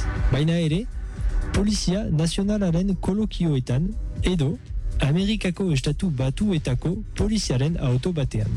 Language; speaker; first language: Basque; non-native, local second language; French